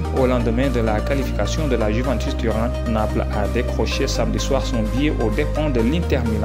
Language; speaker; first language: French; non-native, local second language; Wolof